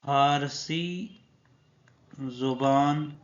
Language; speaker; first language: Persian; non-native, fluent; Urdu